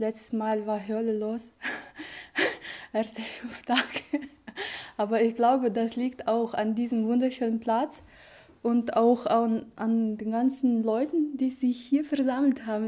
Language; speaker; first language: German; non-native, fluent; Russian